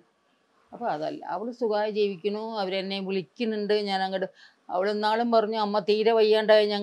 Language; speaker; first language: Malayalam; native; Malayalam